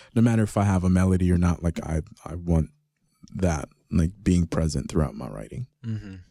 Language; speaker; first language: English; early bilingual, other home language; Greek